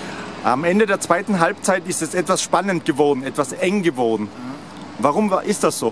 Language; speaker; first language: German; native; German